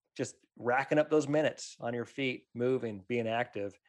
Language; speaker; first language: English; native; English